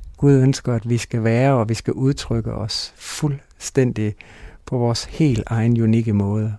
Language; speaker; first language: Danish; native; Danish